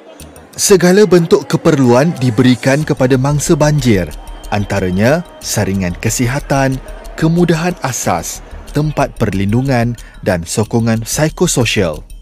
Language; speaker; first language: Malay; native; Malay